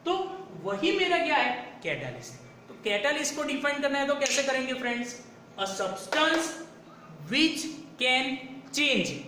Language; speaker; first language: Hindi; non-native, local second language; Gujarati